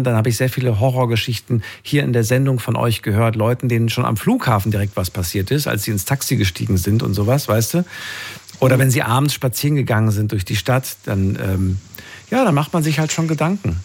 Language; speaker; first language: German; native; German